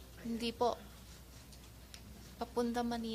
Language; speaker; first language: Filipino; non-native, learner; Chinese